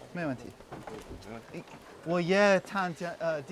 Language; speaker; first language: Chinese; non-native, learner; English